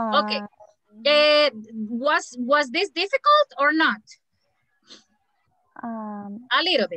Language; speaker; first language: English; non-native, fluent; Spanish